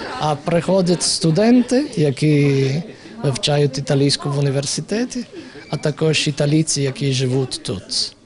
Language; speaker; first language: Ukrainian; non-native, fluent; Italian